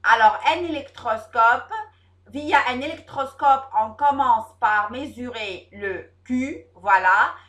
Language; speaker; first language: French; non-native, local second language; Arabic